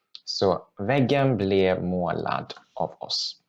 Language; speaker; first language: Swedish; non-native, fluent; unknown